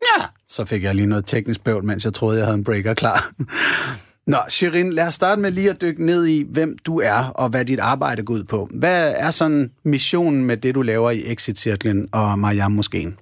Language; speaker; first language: Danish; native; Danish